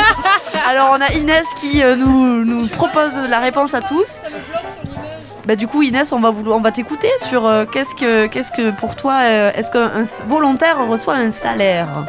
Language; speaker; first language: French; native; French